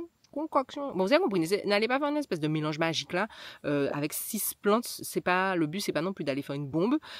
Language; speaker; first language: French; native; French